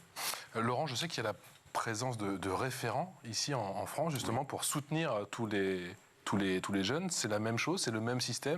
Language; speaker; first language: French; native; French